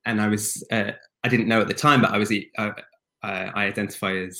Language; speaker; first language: English; native; English